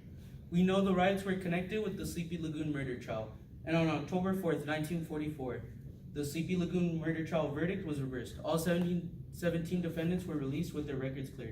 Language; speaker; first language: English; native; English